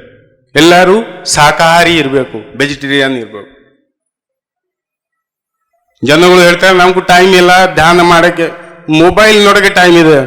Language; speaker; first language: Kannada; non-native, local second language; Odia